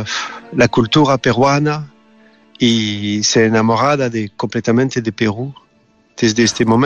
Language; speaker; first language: Spanish; non-native, learner; French